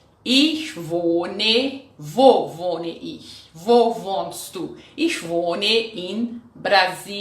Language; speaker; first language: German; non-native, fluent; Portuguese